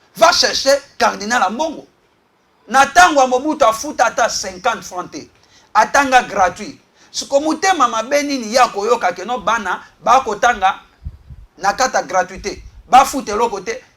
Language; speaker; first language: Lingala; native; Lingala